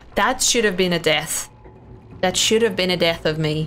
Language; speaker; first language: English; non-native, fluent; Russian